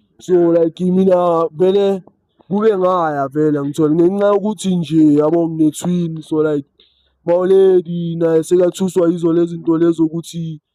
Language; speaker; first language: Zulu; native; Zulu